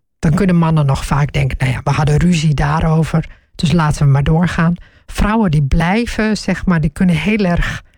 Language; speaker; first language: Dutch; early bilingual, other home language; Turkish